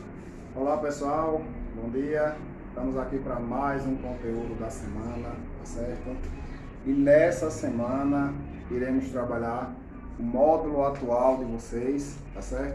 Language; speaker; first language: Portuguese; native; Portuguese